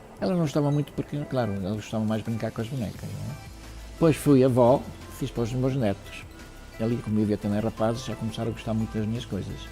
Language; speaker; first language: Portuguese; early bilingual, other home language; Italian